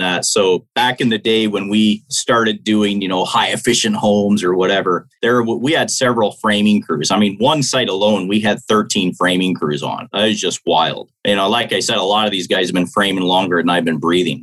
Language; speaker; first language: English; native; English